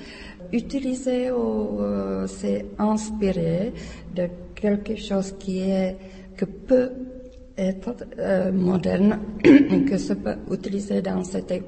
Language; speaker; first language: French; non-native, learner; Czech